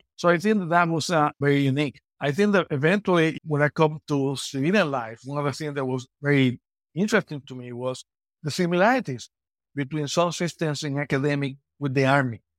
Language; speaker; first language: English; non-native, fluent; Spanish